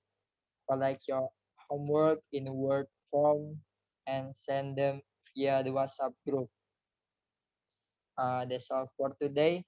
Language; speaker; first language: English; non-native, learner; Indonesian